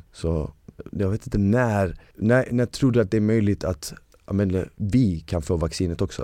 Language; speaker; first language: Swedish; early bilingual, other home language; Bosnian